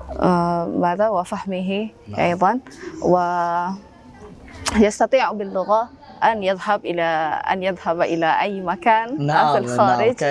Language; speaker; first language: Arabic; non-native, fluent; Indonesian